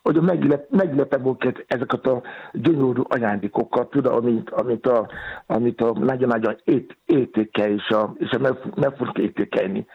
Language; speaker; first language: Hungarian; non-native, learner; Yoruba